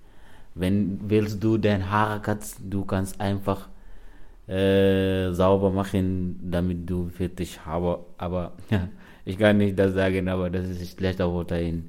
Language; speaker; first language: German; non-native, learner; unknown